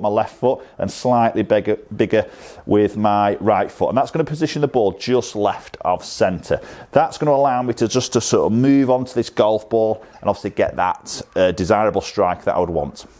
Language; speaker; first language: English; native; English